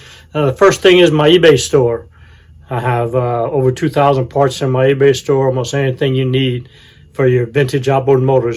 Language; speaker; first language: English; native; English